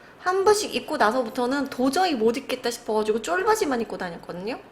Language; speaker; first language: Korean; native; Korean